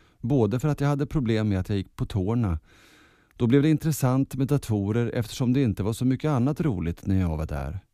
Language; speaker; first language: Swedish; early bilingual, other home language; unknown